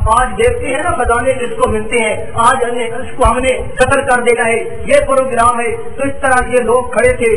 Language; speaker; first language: Urdu; non-native, local second language; Punjabi